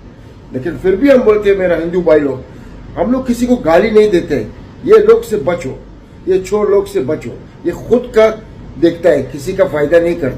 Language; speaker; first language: Hindi; non-native, learner; Arabic